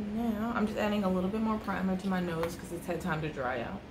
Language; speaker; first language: English; native; English